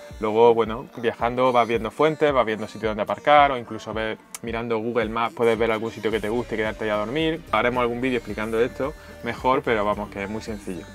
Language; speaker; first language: Spanish; native; Spanish